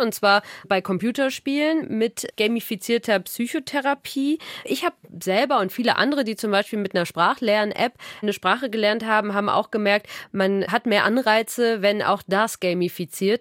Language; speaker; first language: German; native; German